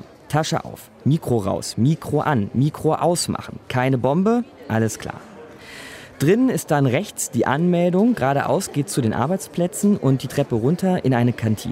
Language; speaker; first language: German; native; German